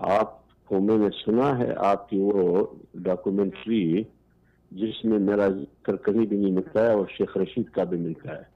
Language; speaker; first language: Urdu; non-native, local second language; Pashto